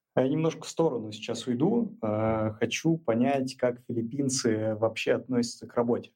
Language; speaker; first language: Russian; native; Russian